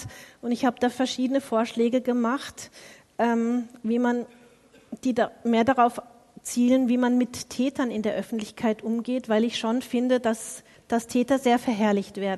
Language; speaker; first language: German; native; German